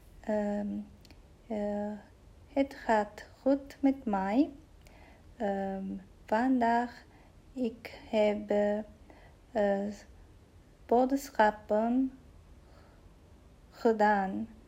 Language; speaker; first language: Dutch; non-native, learner; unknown